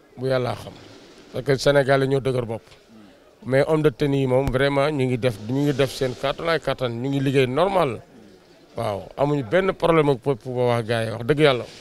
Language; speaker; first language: Wolof; native; Wolof